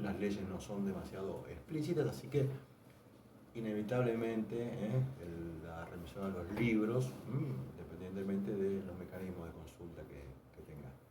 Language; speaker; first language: Spanish; native; Spanish